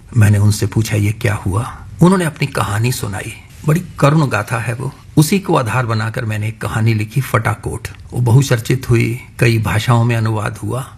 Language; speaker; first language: Hindi; non-native, local second language; Punjabi